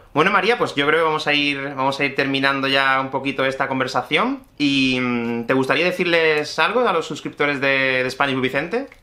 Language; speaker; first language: Spanish; native; Spanish